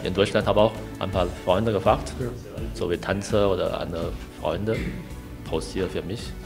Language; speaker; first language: German; non-native, learner; Chinese